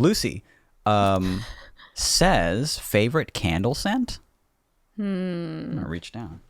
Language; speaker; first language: English; native; English